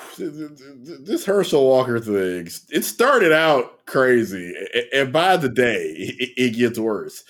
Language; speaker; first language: English; native; English